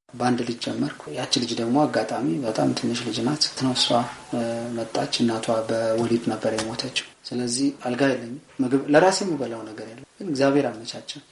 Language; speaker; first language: Amharic; non-native, local second language; Tigrinya